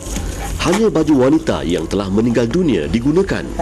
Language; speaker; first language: Malay; native; Malay